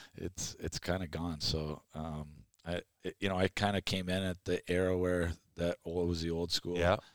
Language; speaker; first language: English; native; English